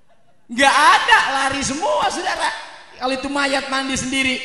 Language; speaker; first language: Indonesian; native; Indonesian